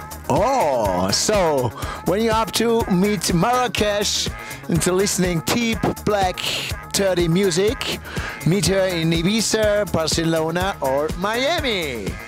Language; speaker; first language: English; non-native, fluent; German